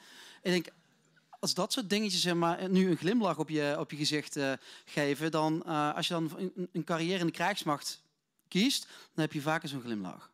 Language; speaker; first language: Dutch; native; Dutch